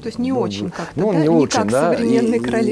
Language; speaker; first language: Russian; native; Russian